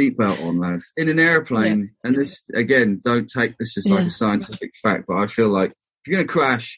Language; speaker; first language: English; native; English